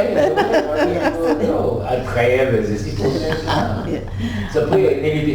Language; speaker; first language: Hebrew; native; Hebrew